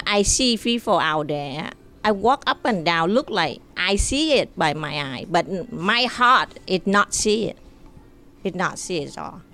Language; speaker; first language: English; non-native, learner; Vietnamese